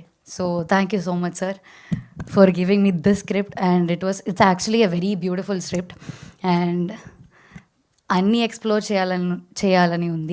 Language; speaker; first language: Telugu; non-native, learner; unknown